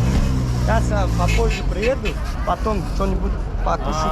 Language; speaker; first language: Russian; non-native, local second language; Tajik